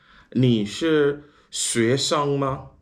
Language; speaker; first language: Chinese; non-native, learner; English